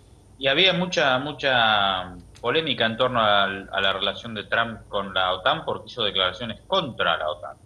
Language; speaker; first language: Spanish; native; Spanish